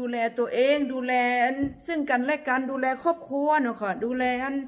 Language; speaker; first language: Northeastern Thai; non-native, local second language; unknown